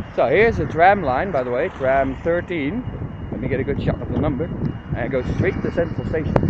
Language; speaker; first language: English; non-native, fluent; Dutch